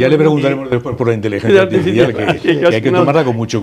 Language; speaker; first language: Spanish; native; Spanish